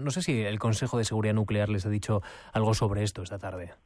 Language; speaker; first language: Spanish; native; Spanish